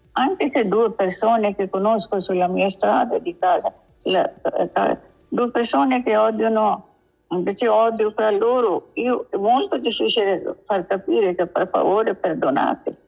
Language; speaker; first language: Italian; non-native, learner; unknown